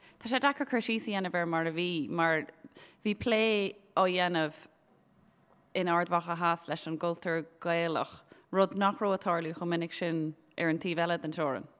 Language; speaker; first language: Irish; native; Irish